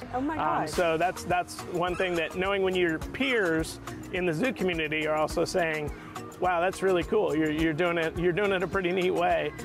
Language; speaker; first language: English; native; English